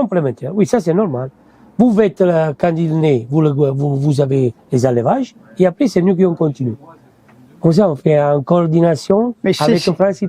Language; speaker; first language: French; non-native, fluent; Italian